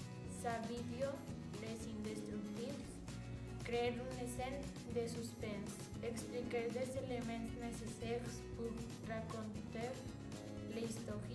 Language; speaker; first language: French; non-native, learner; Spanish